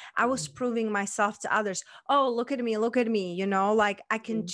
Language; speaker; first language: English; non-native, fluent; Czech